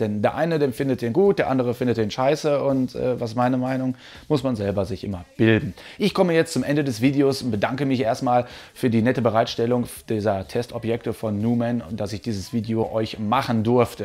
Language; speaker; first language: German; native; German